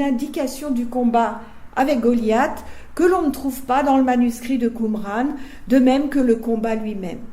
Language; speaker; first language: French; native; French